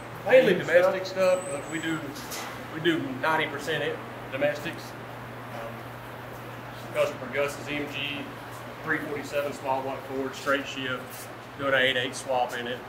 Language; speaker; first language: English; native; English